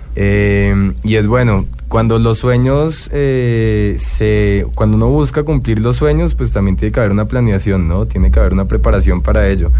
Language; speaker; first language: Spanish; native; Spanish